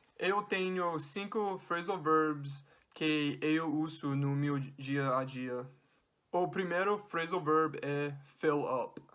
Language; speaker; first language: Portuguese; non-native, learner; English